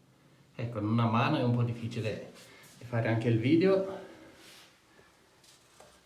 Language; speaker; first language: Italian; non-native, fluent; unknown